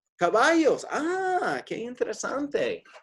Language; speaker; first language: Spanish; non-native, fluent; English